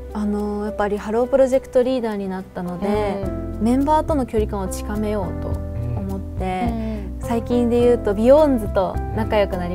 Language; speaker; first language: Japanese; native; Japanese